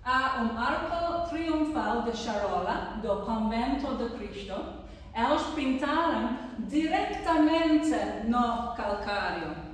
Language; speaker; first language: Portuguese; non-native, learner; English